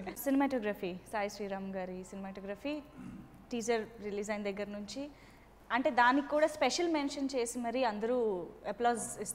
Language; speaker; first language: Telugu; non-native, learner; Kannada